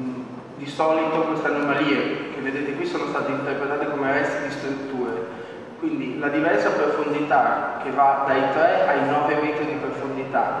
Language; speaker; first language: Italian; native; Italian